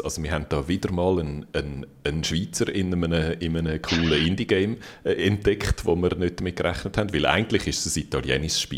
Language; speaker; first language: German; native; German